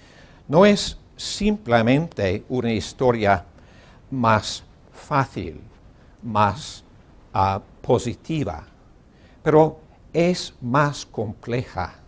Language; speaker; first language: Spanish; non-native, learner; English